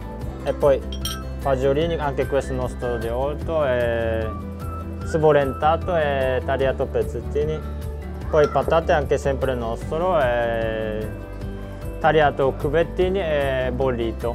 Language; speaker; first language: Italian; non-native, learner; Japanese